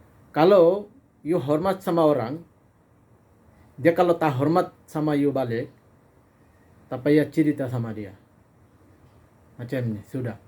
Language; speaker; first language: Indonesian; non-native, fluent; Bangla